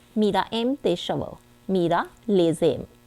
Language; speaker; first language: French; non-native, fluent; Hindi